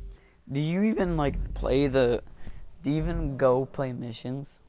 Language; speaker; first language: English; native; English